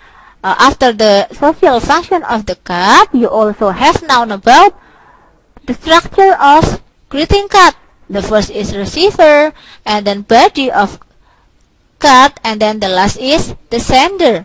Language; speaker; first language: English; non-native, local second language; Indonesian